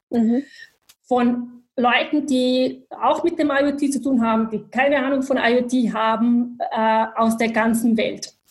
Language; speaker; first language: German; non-native, fluent; Bosnian